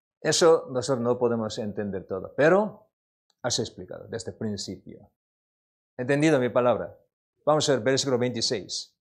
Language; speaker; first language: Spanish; non-native, learner; Korean